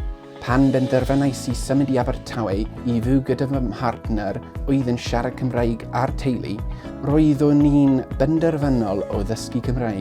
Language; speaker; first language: Welsh; non-native, learner; English